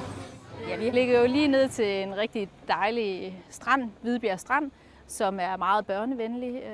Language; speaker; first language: Danish; native; Danish